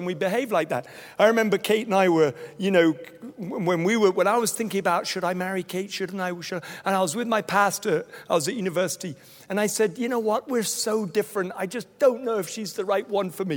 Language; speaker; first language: English; native; English